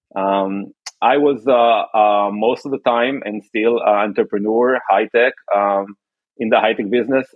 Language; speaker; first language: English; non-native, fluent; Hebrew